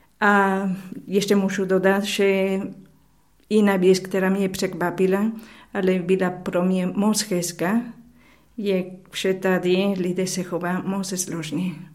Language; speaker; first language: Czech; non-native, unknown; Spanish